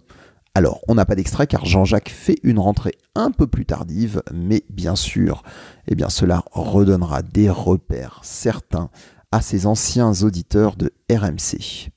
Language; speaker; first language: French; native; French